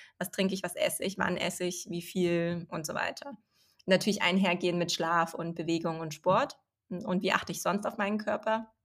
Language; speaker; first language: German; early bilingual, other home language; Chinese